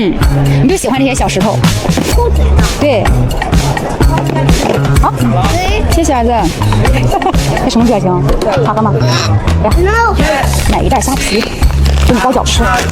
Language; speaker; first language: Chinese; native; Chinese